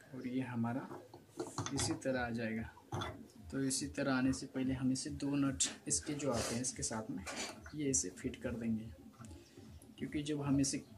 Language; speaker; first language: Hindi; non-native, local second language; Marathi